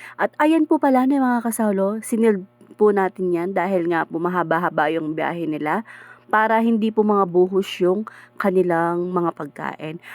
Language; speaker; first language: Filipino; native; Filipino